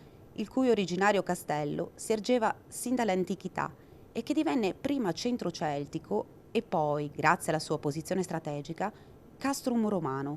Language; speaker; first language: Italian; native; Italian